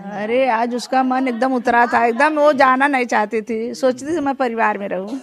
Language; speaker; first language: Hindi; native; Hindi